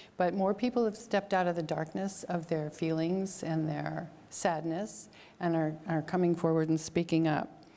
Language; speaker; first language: English; native; English